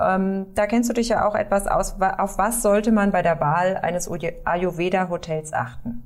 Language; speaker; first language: German; native; German